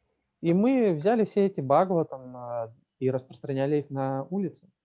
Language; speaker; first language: Russian; native; Russian